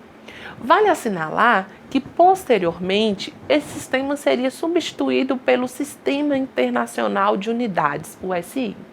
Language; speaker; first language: Portuguese; native; Portuguese